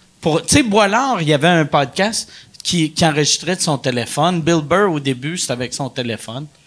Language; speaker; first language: French; native; French